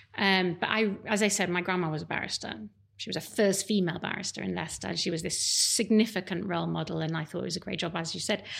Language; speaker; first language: English; native; English